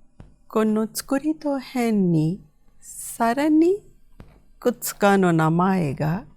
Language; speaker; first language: Japanese; non-native, fluent; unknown